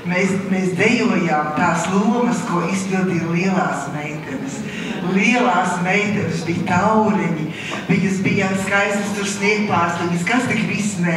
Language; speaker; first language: Latvian; native; Latvian